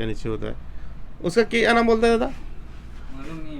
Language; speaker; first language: Hindi; non-native, learner; Bangla